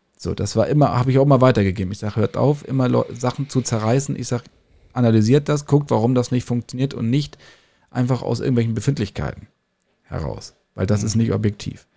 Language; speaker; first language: German; native; German